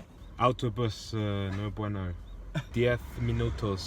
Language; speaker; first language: Spanish; non-native, learner; English